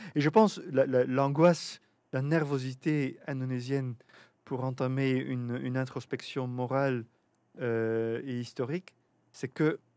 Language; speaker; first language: French; native; French